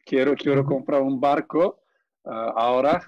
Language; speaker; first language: Spanish; non-native, learner; Turkish